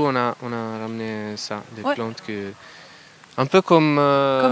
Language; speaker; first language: French; non-native, learner; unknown